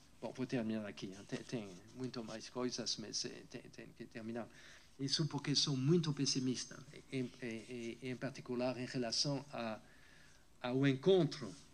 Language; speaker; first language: Portuguese; non-native, fluent; French